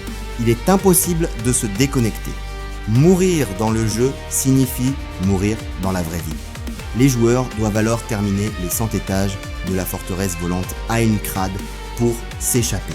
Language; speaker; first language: French; native; French